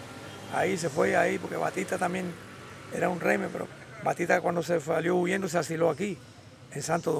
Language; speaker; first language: Spanish; native; Spanish